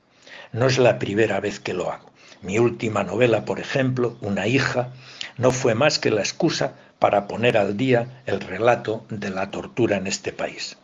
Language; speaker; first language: Spanish; native; Spanish